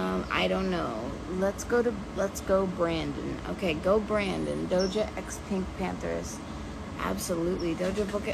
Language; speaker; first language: English; native; English